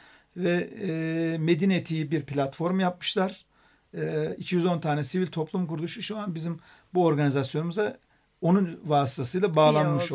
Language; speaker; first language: Turkish; native; Turkish